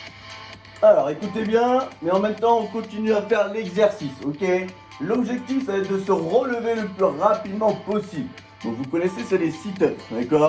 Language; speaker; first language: French; native; French